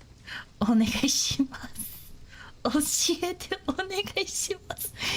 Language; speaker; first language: Japanese; non-native, learner; English